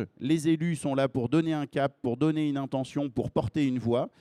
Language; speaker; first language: French; native; French